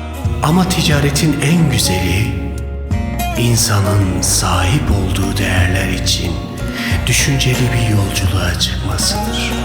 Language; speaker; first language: Turkish; native; Turkish